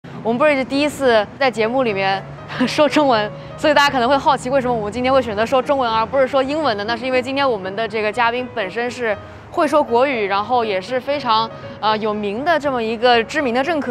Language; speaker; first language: Chinese; native; Chinese